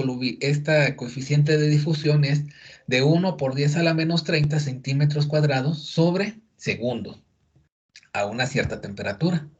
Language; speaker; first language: Spanish; native; Spanish